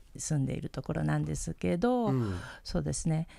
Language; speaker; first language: Japanese; early bilingual, heritage; Spanish